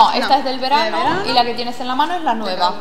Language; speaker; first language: Spanish; non-native, fluent; Italian